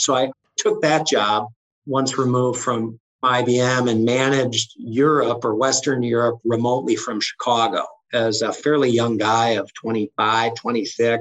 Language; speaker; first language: English; native; English